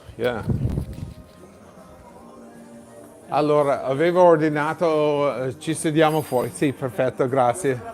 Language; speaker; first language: Italian; non-native, fluent; English